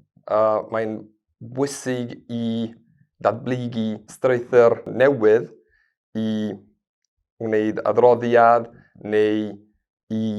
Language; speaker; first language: Welsh; non-native, fluent; Spanish